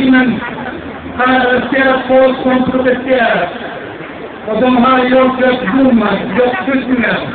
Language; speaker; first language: Swedish; non-native, fluent; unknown